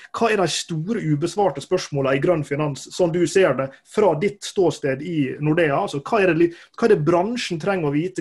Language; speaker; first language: Norwegian; native; Norwegian